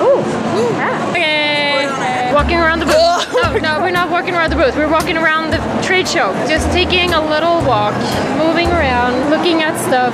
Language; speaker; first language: English; non-native, fluent; Swedish